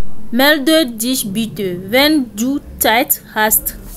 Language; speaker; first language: German; non-native, fluent; French